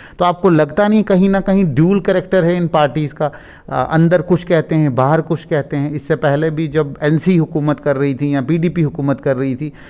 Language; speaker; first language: Hindi; non-native, local second language; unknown